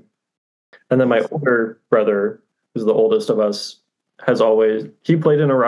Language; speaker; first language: English; native; English